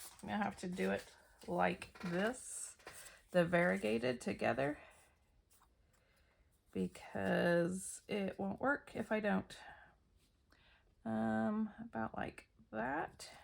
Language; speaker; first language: English; native; English